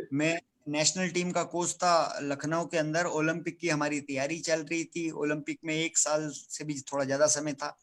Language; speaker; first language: Hindi; native; Hindi